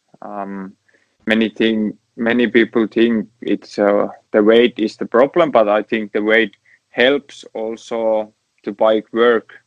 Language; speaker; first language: English; non-native, learner; Finnish